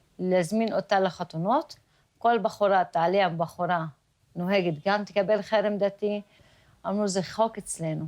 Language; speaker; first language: Hebrew; non-native, local second language; Arabic